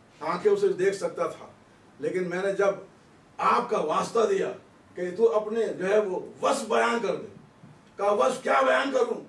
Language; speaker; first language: Urdu; native; Urdu